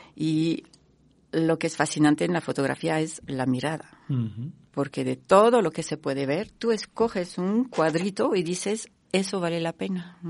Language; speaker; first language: Spanish; non-native, fluent; French